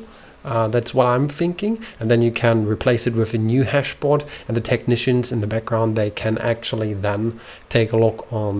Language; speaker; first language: English; non-native, fluent; German